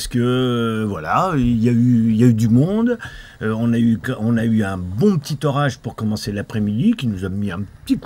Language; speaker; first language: French; native; French